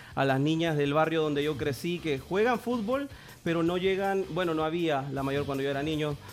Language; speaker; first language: Spanish; native; Spanish